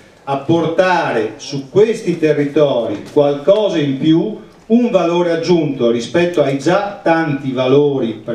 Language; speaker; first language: Italian; native; Italian